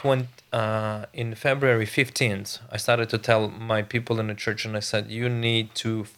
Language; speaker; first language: English; non-native, fluent; Ukrainian